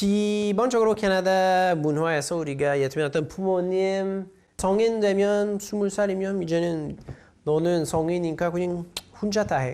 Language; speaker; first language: Korean; non-native, learner; English